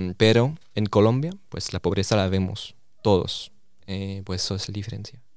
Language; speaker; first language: Spanish; early bilingual, heritage; Spanish